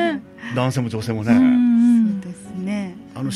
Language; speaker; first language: Japanese; native; Japanese